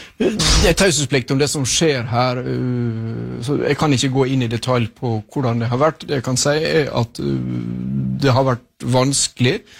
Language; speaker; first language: Norwegian; native; Norwegian